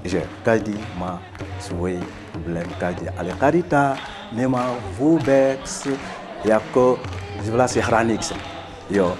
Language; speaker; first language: Czech; non-native, learner; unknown